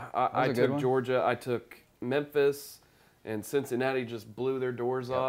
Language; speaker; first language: English; native; English